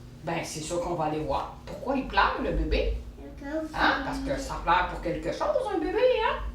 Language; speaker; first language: French; native; French